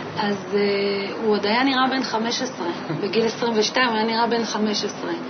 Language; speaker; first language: Hebrew; native; Hebrew